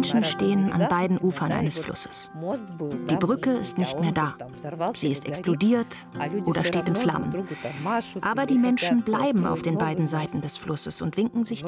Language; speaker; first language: German; non-native, fluent; Russian